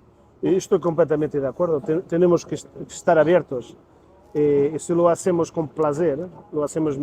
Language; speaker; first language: Spanish; non-native, learner; Portuguese